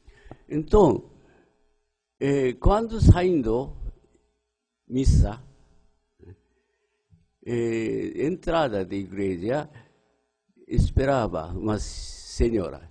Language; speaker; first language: Portuguese; non-native, learner; Japanese